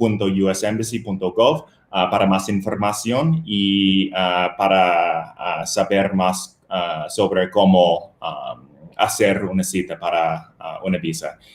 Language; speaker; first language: Spanish; non-native, fluent; English